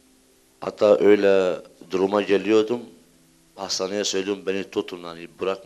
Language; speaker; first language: Turkish; early bilingual, heritage; Turkish